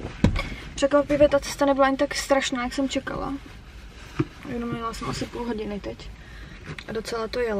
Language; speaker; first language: Czech; native; Czech